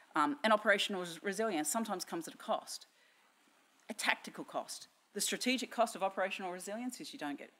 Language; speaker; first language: English; native; English